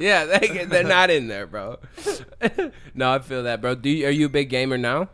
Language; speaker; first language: English; native; English